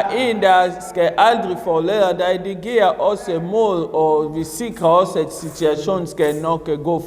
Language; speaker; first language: Danish; non-native, fluent; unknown